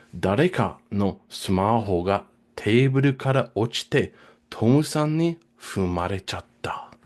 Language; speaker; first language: Japanese; non-native, fluent; English